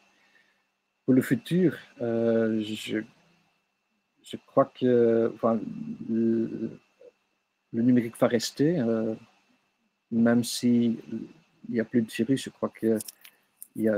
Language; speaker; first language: French; non-native, local second language; Dutch